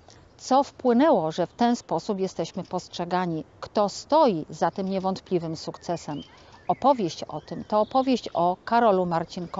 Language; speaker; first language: Polish; native; Polish